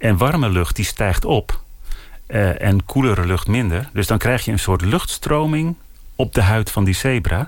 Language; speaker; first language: Dutch; native; Dutch